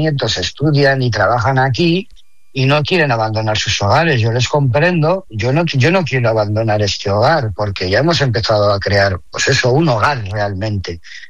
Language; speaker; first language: Spanish; native; Spanish